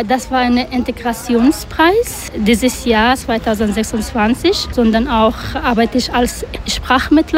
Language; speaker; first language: Dutch; non-native, learner; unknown